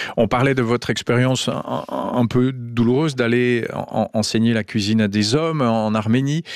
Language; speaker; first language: French; native; French